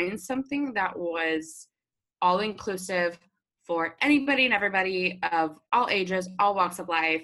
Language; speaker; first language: English; native; English